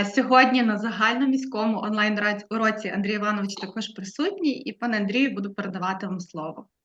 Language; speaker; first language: Ukrainian; native; Ukrainian